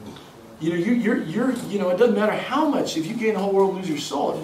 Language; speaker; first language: English; native; English